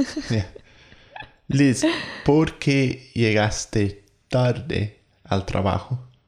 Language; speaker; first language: Spanish; non-native, fluent; English